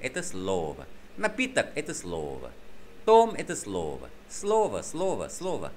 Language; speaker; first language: Russian; non-native, fluent; Vietnamese